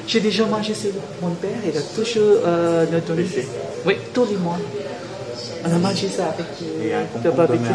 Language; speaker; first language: French; non-native, learner; Filipino